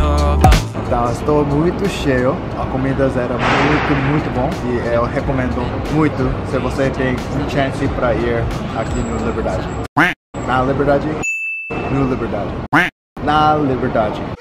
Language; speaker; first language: Portuguese; non-native, learner; English